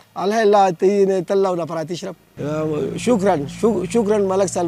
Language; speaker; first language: Arabic; non-native, learner; Pashto